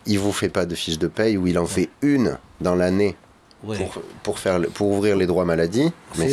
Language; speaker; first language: French; native; French